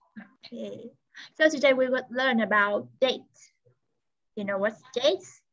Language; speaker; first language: English; non-native, learner; Vietnamese